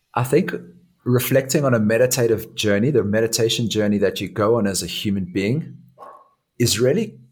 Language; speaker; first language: English; native; English